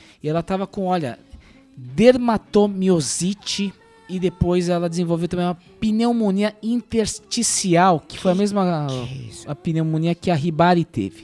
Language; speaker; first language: Portuguese; native; Portuguese